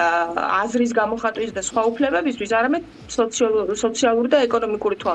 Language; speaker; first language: Georgian; native; Georgian